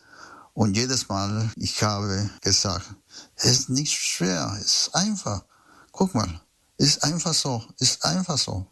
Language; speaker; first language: German; non-native, fluent; Spanish